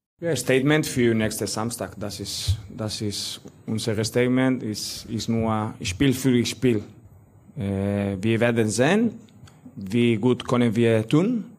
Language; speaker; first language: German; non-native, learner; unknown